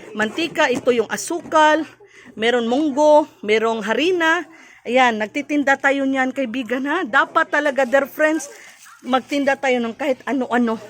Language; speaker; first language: Filipino; non-native, local second language; Cebuano